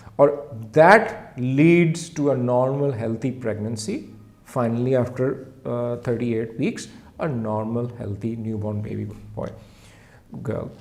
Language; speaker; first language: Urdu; native; Urdu